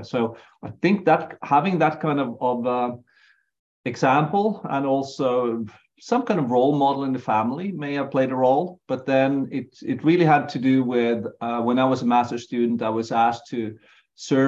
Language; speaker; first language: English; non-native, fluent; Norwegian